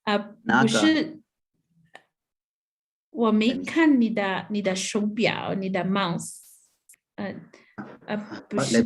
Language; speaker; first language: Chinese; non-native, learner; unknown